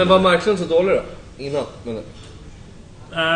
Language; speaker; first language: Swedish; native; Swedish